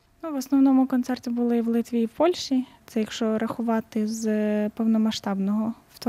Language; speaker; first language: Ukrainian; native; Ukrainian